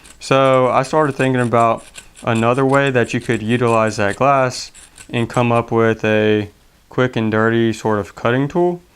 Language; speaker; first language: English; native; English